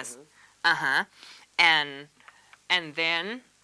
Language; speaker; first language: English; non-native, learner; Thai